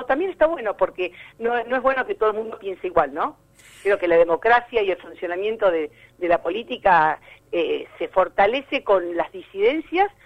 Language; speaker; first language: Spanish; native; Spanish